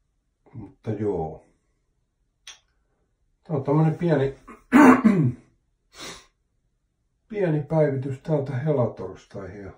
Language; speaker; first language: Finnish; native; Finnish